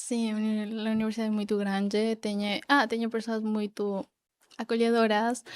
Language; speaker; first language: Portuguese; non-native, learner; Spanish